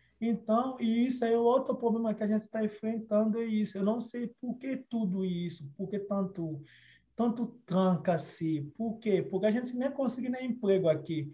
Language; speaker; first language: Portuguese; non-native, fluent; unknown